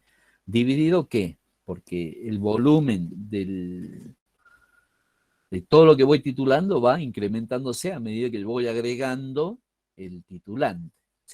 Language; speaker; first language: Spanish; native; Spanish